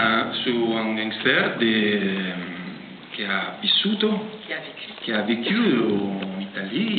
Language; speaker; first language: French; non-native, fluent; Italian